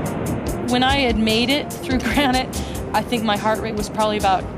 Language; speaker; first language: English; native; English